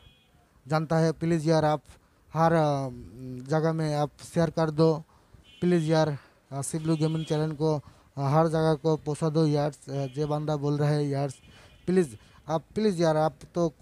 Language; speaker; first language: Hindi; non-native, learner; Bangla